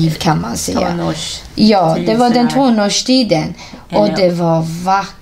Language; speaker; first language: Swedish; non-native, fluent; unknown